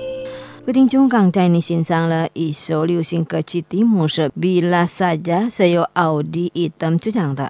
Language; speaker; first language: Chinese; non-native, fluent; Indonesian